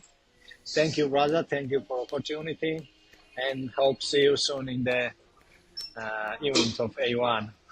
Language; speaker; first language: English; non-native, learner; Georgian